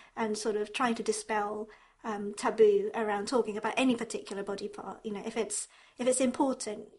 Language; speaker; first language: English; early bilingual, other home language; Japanese